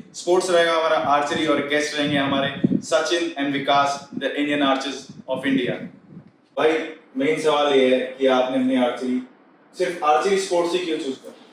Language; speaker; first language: Hindi; native; Hindi